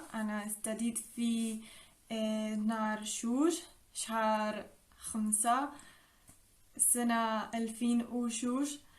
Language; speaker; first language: Arabic; non-native, learner; Spanish